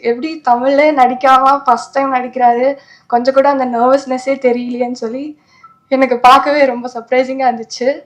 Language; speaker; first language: Tamil; native; Tamil